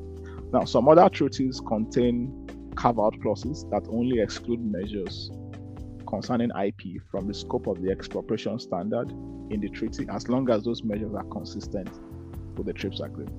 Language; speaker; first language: English; non-native, local second language; Yoruba